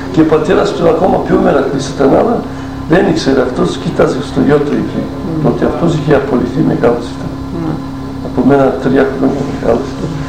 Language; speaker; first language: Greek; non-native, local second language; Turkish